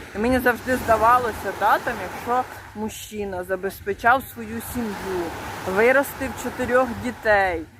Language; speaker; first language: Ukrainian; native; Ukrainian